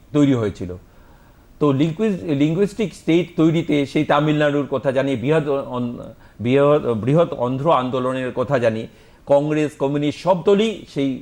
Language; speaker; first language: Bangla; native; Bangla